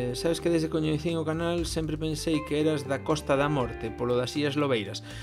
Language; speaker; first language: Galician; non-native, local second language; Spanish